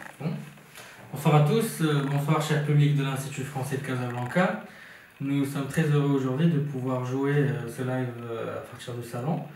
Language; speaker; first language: French; non-native, local second language; Arabic